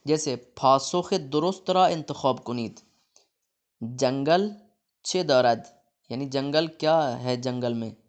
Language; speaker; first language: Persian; non-native, fluent; Urdu